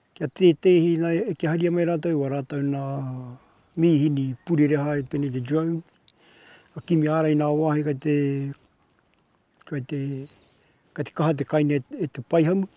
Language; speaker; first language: Māori; native; Māori